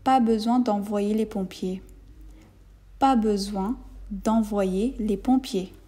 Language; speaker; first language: French; non-native, fluent; Bangla